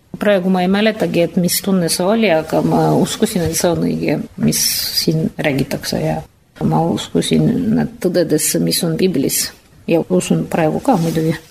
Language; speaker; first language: Estonian; non-native, fluent; Russian